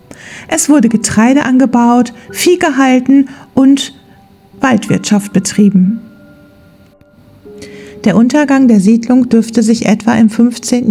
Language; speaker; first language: German; native; German